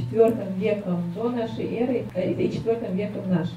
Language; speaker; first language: Russian; native; Russian